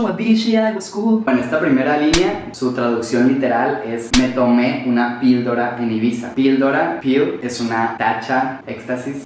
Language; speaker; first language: Spanish; native; Spanish